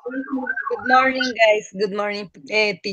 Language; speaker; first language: English; non-native, learner; Spanish